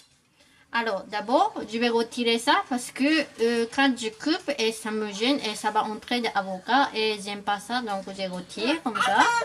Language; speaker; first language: French; non-native, learner; Japanese